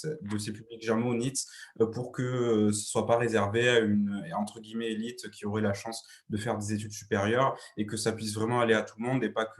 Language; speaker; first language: French; native; French